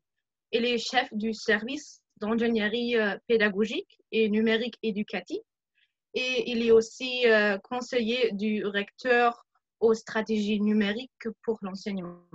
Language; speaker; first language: French; non-native, fluent; German